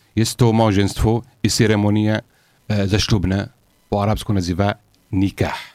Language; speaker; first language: Polish; non-native, learner; Arabic